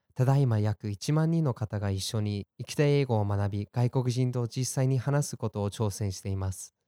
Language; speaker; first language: Japanese; non-native, fluent; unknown